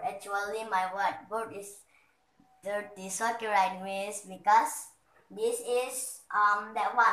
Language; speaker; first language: English; non-native, learner; Indonesian